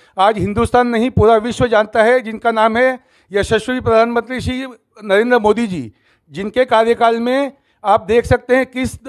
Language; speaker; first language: Hindi; native; Hindi